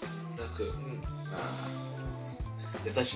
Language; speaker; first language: Japanese; non-native, fluent; Indonesian